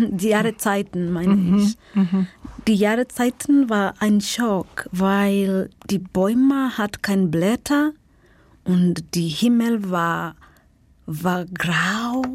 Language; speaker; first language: German; non-native, fluent; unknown